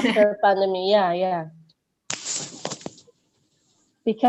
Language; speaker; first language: English; non-native, learner; Indonesian